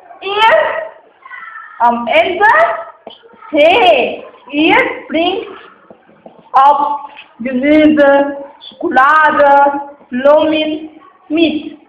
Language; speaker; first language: German; non-native, learner; Arabic